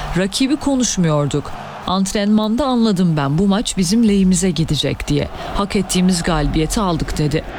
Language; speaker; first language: Turkish; native; Turkish